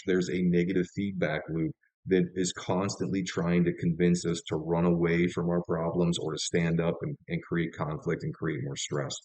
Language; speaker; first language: English; native; English